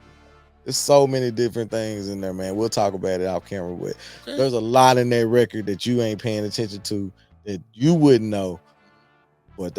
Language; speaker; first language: English; native; English